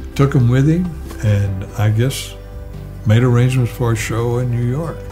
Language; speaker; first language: English; native; English